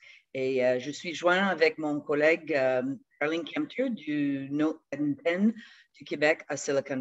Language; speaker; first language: French; non-native, fluent; English